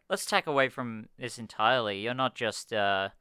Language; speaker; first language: English; native; English